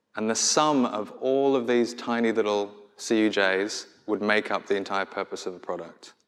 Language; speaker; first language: English; native; English